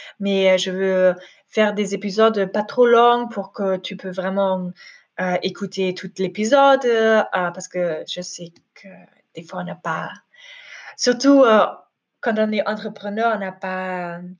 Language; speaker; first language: French; non-native, fluent; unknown